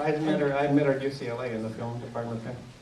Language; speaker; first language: English; native; English